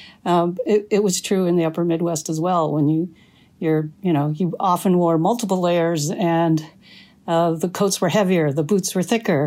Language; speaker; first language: English; native; English